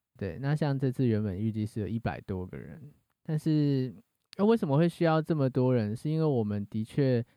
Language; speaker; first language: Chinese; native; Chinese